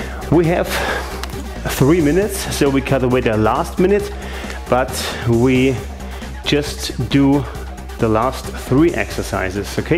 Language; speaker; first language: English; non-native, fluent; German